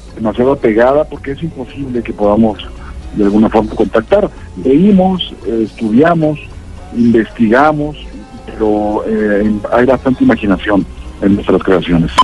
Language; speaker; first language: Spanish; native; Spanish